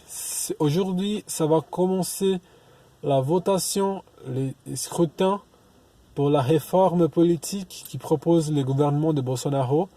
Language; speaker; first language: French; non-native, learner; Portuguese